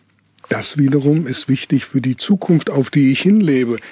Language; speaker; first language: German; native; German